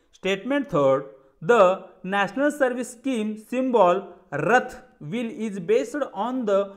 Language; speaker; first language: English; non-native, local second language; Marathi